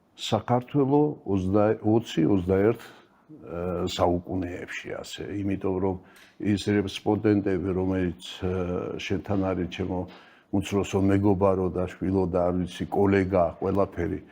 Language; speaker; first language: Georgian; native; Georgian